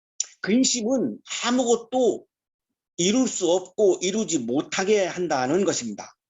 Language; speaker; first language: Korean; native; Korean